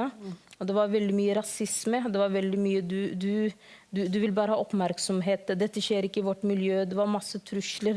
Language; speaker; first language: Norwegian; early bilingual, other home language; Somali